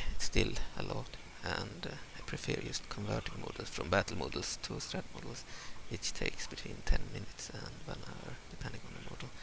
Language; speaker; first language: English; non-native, fluent; Swedish